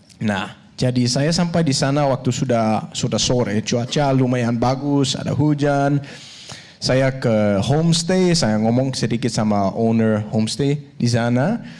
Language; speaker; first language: Indonesian; non-native, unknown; Danish